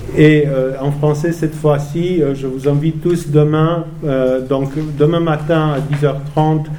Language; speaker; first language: French; native; French